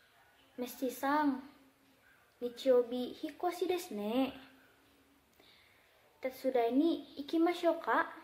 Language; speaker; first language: Japanese; non-native, learner; Indonesian